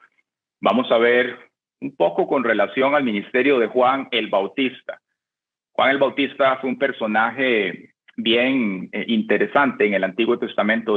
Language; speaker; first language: Spanish; native; Spanish